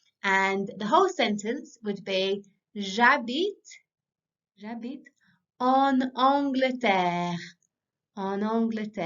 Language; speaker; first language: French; non-native, fluent; English